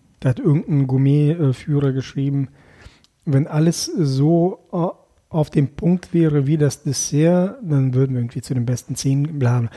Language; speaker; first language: German; early bilingual, other home language; Russian